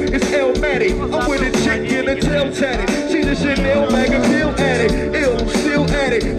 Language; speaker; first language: English; native; English